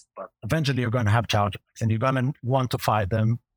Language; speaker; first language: English; non-native, fluent; Hebrew